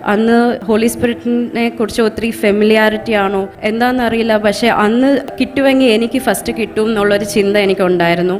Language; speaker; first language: Malayalam; early bilingual, heritage; Malayalam